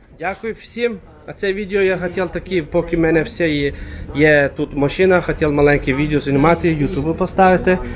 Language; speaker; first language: Ukrainian; early bilingual, heritage; Turkish